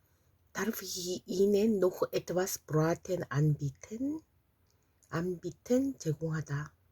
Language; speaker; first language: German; non-native, fluent; Korean